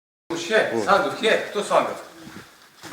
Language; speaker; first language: Russian; native; Russian